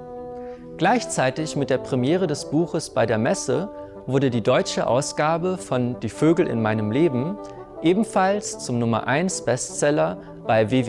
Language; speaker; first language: German; native; German